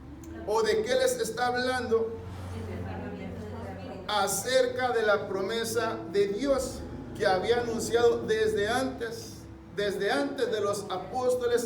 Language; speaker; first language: Spanish; native; Spanish